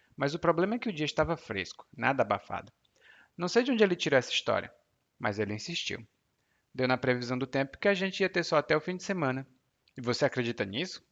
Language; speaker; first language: Portuguese; native; Portuguese